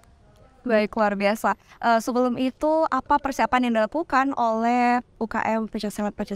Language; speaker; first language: Indonesian; native; Indonesian